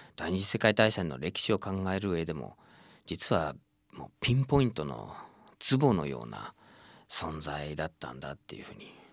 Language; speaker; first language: Japanese; non-native, fluent; English